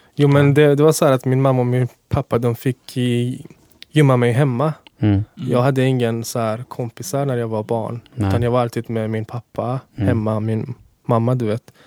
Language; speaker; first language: Swedish; non-native, fluent; Persian